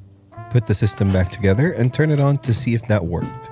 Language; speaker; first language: English; native; English